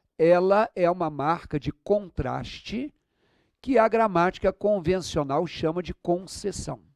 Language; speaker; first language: Portuguese; native; Portuguese